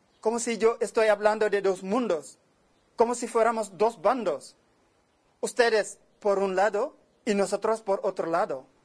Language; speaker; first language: Spanish; non-native, fluent; Wolof